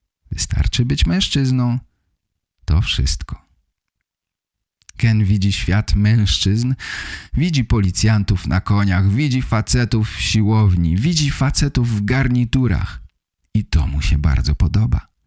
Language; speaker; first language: Polish; native; Polish